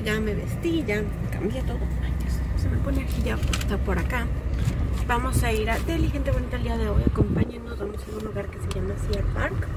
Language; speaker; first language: Spanish; native; Spanish